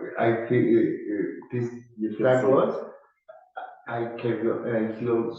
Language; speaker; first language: English; non-native, learner; Spanish